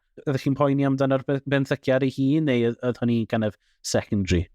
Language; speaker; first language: Welsh; native; Welsh